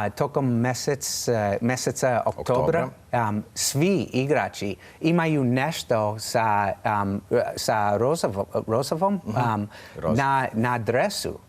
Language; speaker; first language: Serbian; non-native, learner; English